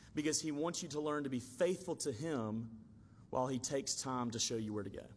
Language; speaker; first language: English; native; English